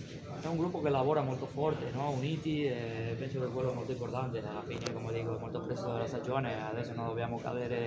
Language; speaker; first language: Italian; non-native, fluent; Spanish